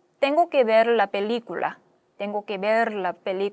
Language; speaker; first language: Spanish; non-native, fluent; Korean